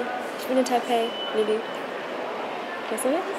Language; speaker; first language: German; early bilingual, other home language; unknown